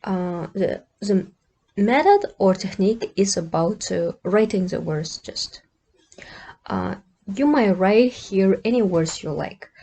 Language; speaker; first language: English; non-native, fluent; Kazakh